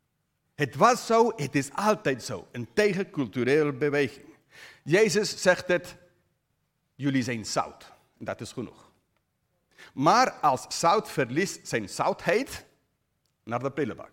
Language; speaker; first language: Dutch; non-native, fluent; English